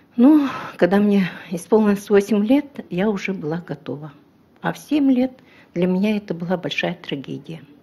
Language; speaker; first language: Russian; non-native, local second language; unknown